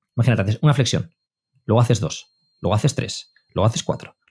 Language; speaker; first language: Spanish; native; Spanish